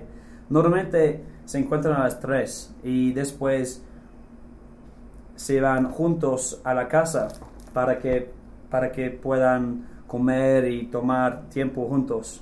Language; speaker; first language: Spanish; non-native, fluent; English